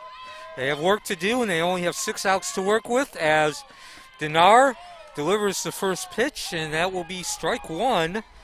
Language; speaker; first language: English; native; English